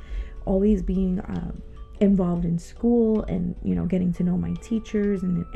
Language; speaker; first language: English; native; English